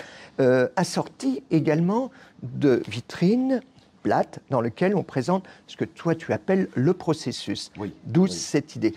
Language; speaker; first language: French; native; French